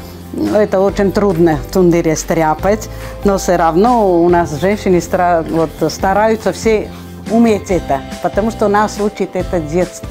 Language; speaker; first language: Russian; non-native, fluent; Armenian